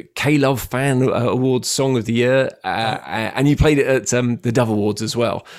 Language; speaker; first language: English; native; English